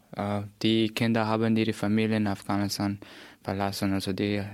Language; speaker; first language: German; non-native, fluent; Persian